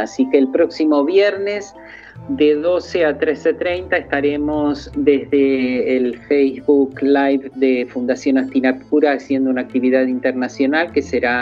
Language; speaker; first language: Spanish; native; Spanish